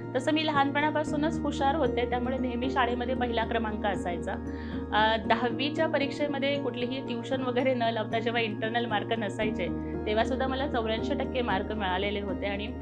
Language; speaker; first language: Marathi; non-native, local second language; Telugu